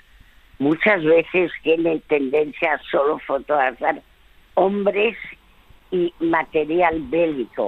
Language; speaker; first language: Spanish; early bilingual, other home language; French